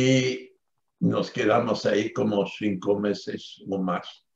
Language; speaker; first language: Spanish; non-native, fluent; French